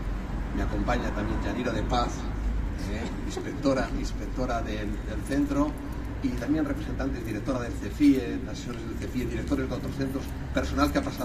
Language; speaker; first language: Spanish; native; Spanish